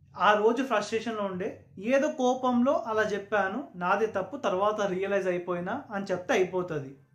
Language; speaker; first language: Telugu; non-native, local second language; Urdu